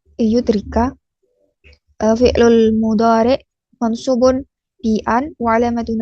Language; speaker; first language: Arabic; non-native, learner; Indonesian